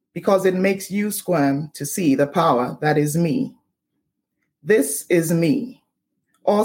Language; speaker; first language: English; non-native, local second language; Ewe